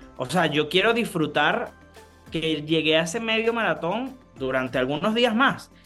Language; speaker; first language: Spanish; native; Spanish